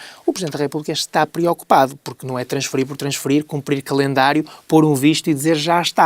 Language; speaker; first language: Portuguese; native; Portuguese